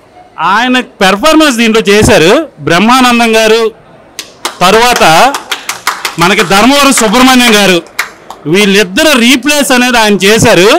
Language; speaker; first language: Telugu; native; Telugu